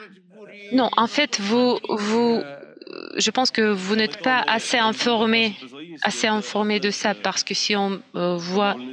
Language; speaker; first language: French; non-native, fluent; Russian